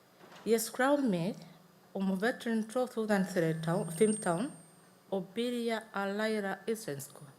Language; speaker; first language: Icelandic; non-native, learner; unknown